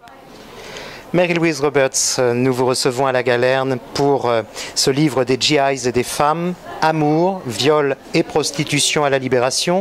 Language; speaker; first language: French; native; French